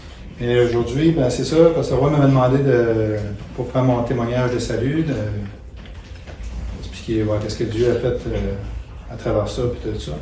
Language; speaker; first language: French; native; French